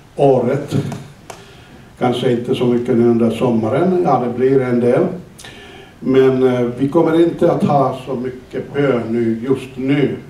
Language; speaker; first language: Swedish; non-native, fluent; Finnish